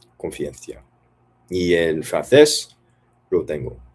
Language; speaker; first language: Spanish; non-native, learner; English